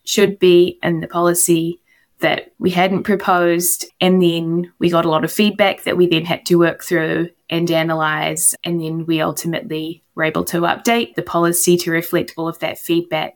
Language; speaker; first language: English; native; English